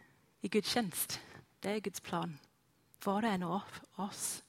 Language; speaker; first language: Swedish; non-native, fluent; English